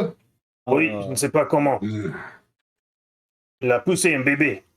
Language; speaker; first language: French; non-native, fluent; English